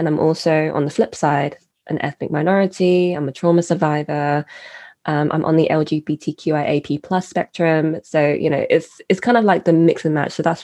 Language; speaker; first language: English; native; English